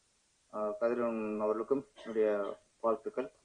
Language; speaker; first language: Tamil; native; Tamil